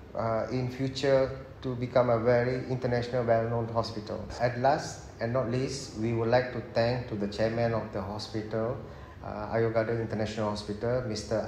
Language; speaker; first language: English; non-native, local second language; Malay